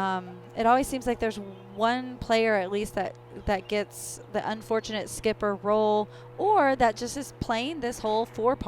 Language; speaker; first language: English; native; English